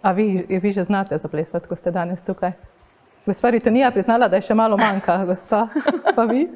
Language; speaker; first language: Slovenian; native; Slovenian